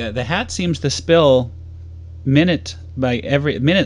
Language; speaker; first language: English; native; English